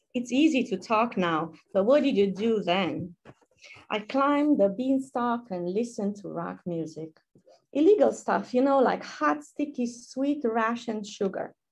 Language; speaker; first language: English; non-native, fluent; Romanian